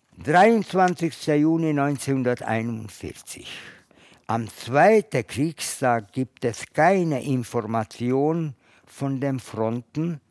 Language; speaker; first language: German; non-native, fluent; Hungarian